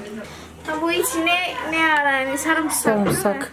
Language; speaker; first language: Turkish; non-native, learner; Indonesian